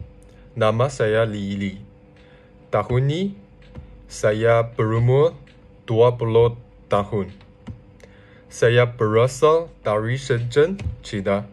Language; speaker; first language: Indonesian; non-native, learner; Chinese